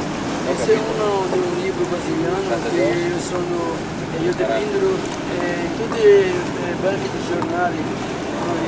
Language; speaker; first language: Italian; non-native, learner; Portuguese